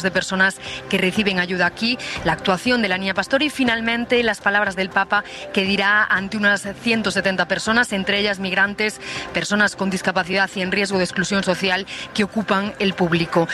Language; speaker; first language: Spanish; native; Spanish